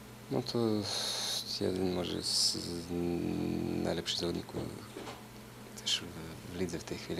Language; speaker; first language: Polish; non-native, fluent; Serbian